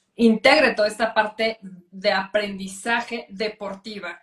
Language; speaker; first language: Spanish; native; Spanish